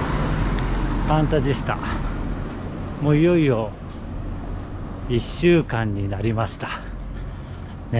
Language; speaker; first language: Japanese; native; Japanese